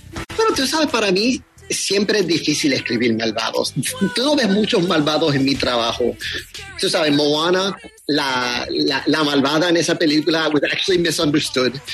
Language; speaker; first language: Spanish; early bilingual, heritage; Spanish